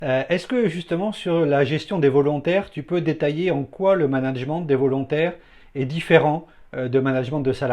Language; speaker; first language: French; native; French